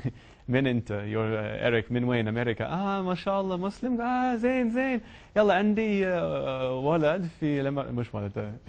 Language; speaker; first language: Arabic; non-native, learner; English